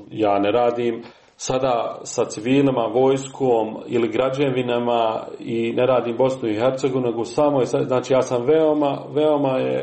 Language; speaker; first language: Serbian; native; Serbian